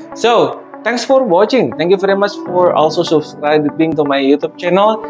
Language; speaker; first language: English; non-native, fluent; Indonesian